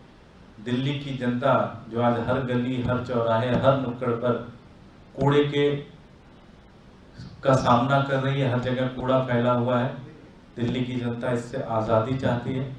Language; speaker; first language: Hindi; native; Hindi